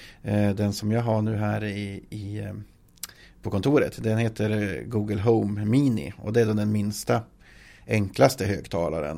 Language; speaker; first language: Swedish; native; Swedish